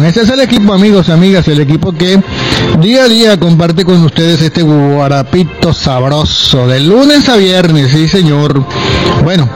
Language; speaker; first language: Spanish; native; Spanish